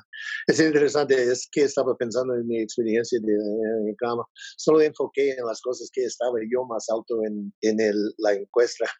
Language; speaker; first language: Spanish; non-native, learner; English